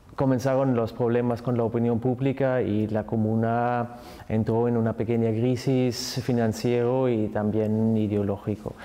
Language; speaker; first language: Spanish; non-native, fluent; German